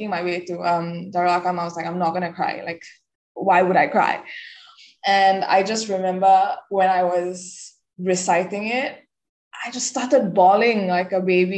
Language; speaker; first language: English; native; English